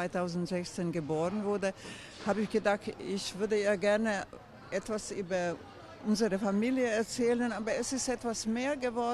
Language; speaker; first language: German; non-native, fluent; Croatian